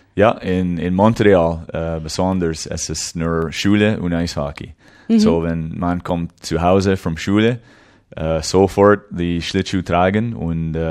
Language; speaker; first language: German; early bilingual, heritage; English